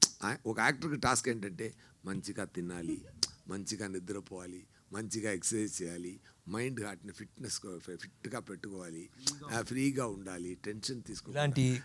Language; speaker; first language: Telugu; non-native, fluent; Tamil